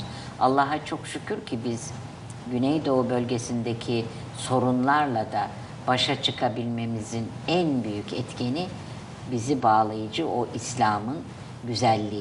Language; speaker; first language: Turkish; native; Turkish